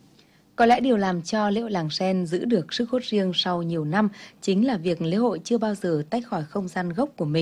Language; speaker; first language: Vietnamese; native; Vietnamese